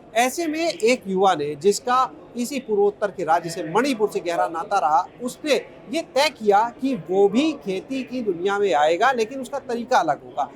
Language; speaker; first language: Hindi; native; Hindi